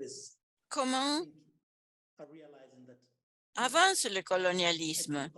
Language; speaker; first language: French; non-native, fluent; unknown